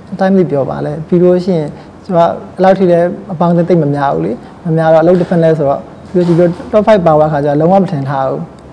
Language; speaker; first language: Burmese; native; Burmese